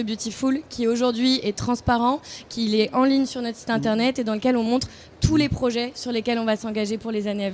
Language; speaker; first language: French; native; French